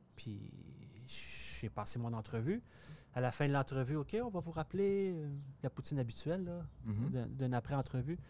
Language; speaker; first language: French; native; French